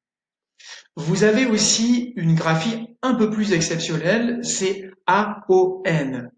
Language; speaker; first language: French; native; French